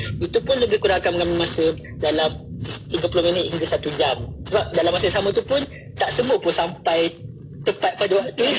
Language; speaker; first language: Malay; native; Malay